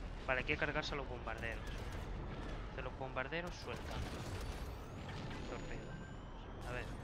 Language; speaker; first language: Spanish; native; Spanish